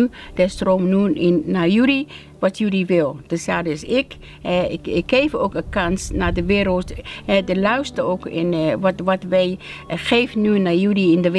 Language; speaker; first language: Dutch; non-native, learner; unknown